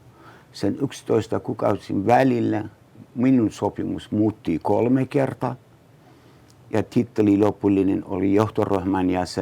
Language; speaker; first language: Finnish; non-native, learner; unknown